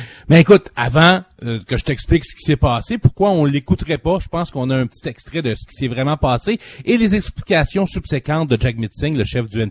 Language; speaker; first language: French; native; French